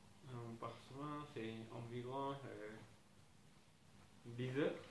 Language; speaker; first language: French; non-native, learner; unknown